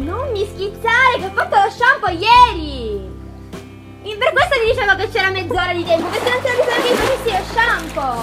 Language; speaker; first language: Italian; native; Italian